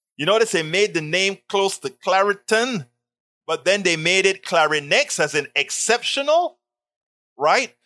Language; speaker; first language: English; non-native, fluent; Spanish